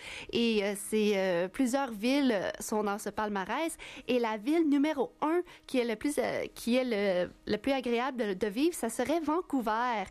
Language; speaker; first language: French; native; French